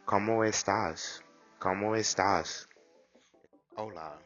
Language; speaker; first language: Spanish; non-native, learner; English